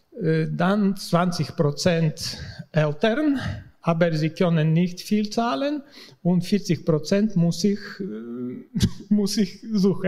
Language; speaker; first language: German; non-native, learner; Latvian